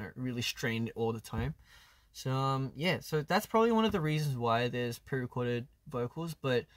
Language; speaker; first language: English; early bilingual, other home language; Korean